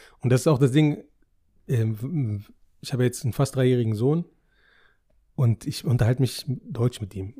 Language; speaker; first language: German; native; German